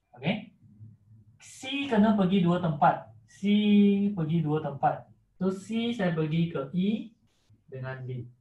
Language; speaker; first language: Malay; non-native, local second language; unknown